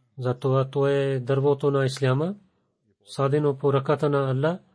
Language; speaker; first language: Bulgarian; non-native, learner; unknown